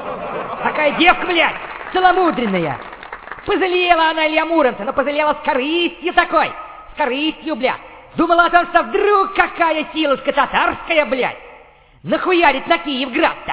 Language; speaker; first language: Russian; native; Russian